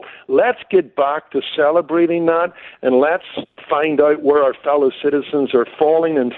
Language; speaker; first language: English; native; English